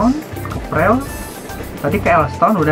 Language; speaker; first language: Indonesian; native; Indonesian